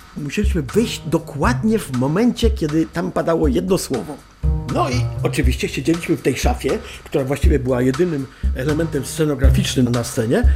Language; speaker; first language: Polish; native; Polish